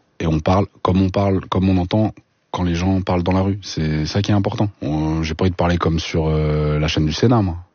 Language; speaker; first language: French; native; French